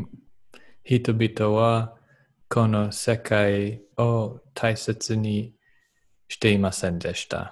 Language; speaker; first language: Japanese; non-native, learner; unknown